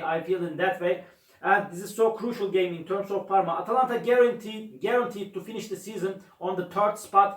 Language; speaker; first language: English; non-native, learner; Turkish